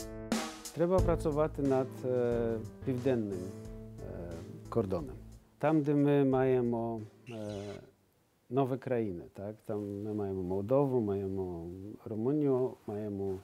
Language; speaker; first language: Ukrainian; non-native, learner; Polish